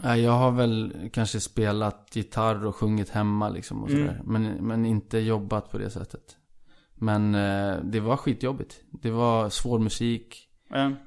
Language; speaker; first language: Swedish; early bilingual, other home language; Icelandic